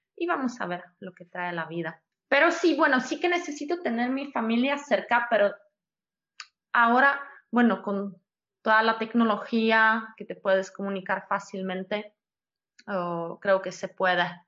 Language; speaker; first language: Spanish; non-native, fluent; Czech